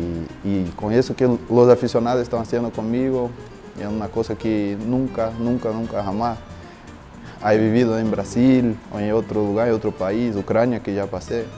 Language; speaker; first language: Spanish; non-native, learner; Portuguese